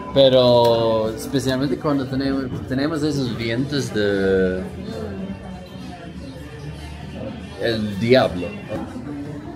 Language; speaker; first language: Spanish; non-native, learner; Swedish